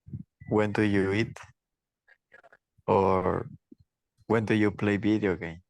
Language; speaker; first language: English; non-native, learner; Spanish